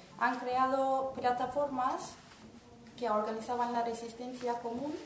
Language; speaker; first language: Spanish; non-native, fluent; Turkish